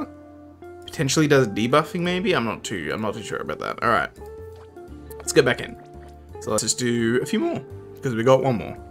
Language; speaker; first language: English; native; English